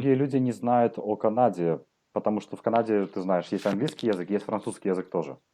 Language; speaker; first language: Russian; native; Russian